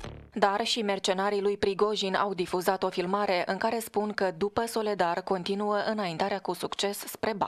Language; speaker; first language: Romanian; native; Romanian